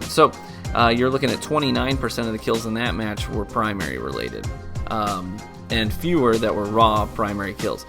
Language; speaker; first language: English; native; English